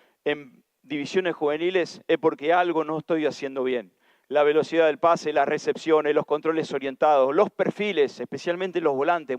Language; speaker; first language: Spanish; native; Spanish